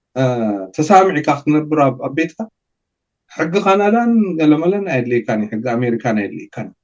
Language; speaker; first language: Tigrinya; native; Tigrinya